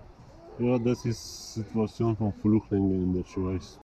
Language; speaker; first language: German; non-native, learner; Persian